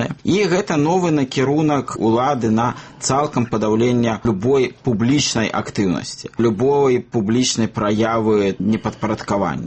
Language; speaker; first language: Belarusian; native; Belarusian